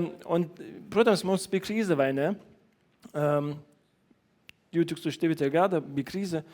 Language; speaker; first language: Latvian; non-native, learner; German